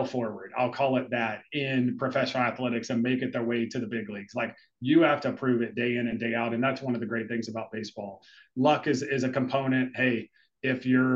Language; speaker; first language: English; native; English